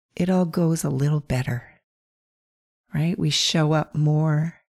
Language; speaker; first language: English; native; English